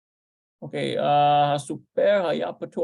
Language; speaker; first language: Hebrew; non-native, learner; English